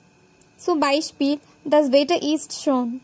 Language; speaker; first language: German; non-native, learner; Bangla